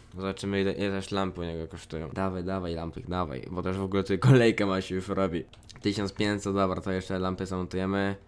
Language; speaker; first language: Polish; native; Polish